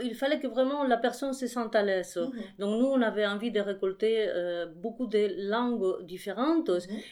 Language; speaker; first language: French; non-native, fluent; Spanish